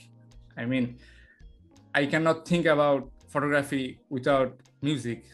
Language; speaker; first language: English; non-native, local second language; Bangla